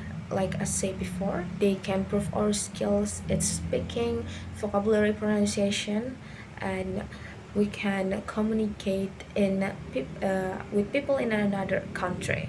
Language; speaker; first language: English; non-native, learner; Indonesian